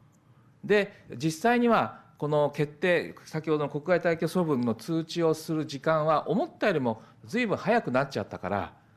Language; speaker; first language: Japanese; native; Japanese